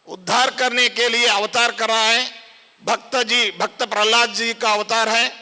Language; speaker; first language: Hindi; non-native, local second language; Kannada